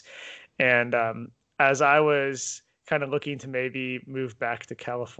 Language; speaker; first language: English; native; English